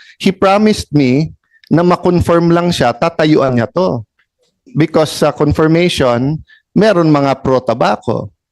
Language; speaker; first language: Filipino; native; Filipino